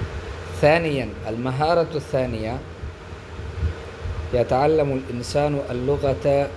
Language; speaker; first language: Arabic; non-native, fluent; Urdu